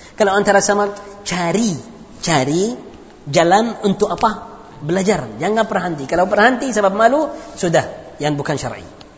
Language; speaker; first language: Indonesian; non-native, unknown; Arabic